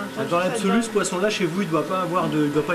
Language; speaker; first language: French; native; French